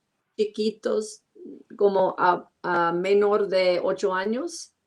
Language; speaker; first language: Spanish; non-native, learner; English